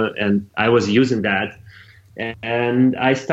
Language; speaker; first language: English; non-native, fluent; Russian